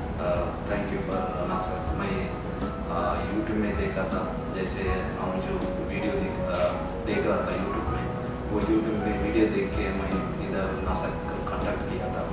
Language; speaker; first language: Hindi; non-native, local second language; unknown